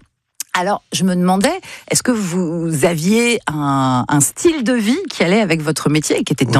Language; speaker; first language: French; native; French